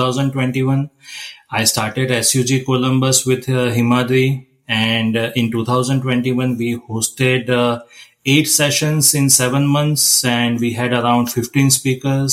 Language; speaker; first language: English; non-native, local second language; Gujarati